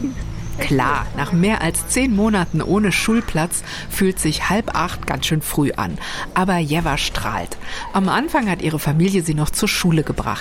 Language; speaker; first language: German; native; German